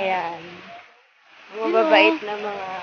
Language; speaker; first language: Filipino; non-native, local second language; Cebuano